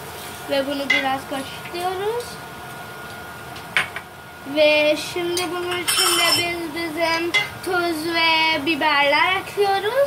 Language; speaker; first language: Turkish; non-native, learner; Urdu